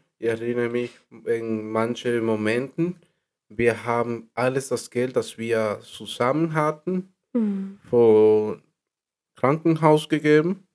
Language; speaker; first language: German; non-native, learner; Spanish